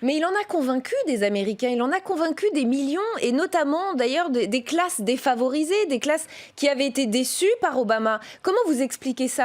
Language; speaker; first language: French; native; French